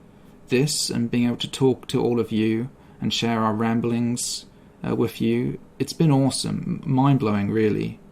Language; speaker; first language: English; native; English